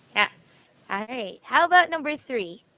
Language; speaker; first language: English; non-native, fluent; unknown